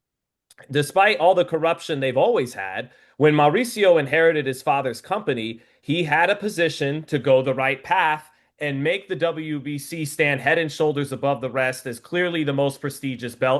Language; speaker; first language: English; native; English